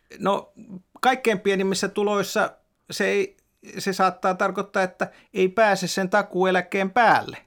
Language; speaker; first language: Finnish; native; Finnish